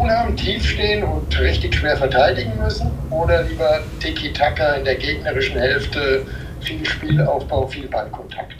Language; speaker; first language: German; native; German